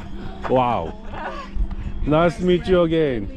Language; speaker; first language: English; non-native, learner; Korean